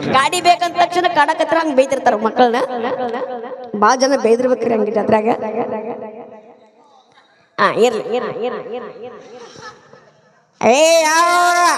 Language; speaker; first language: Kannada; native; Kannada